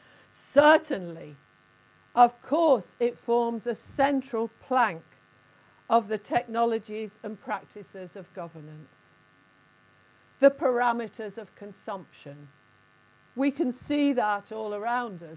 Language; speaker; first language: English; native; English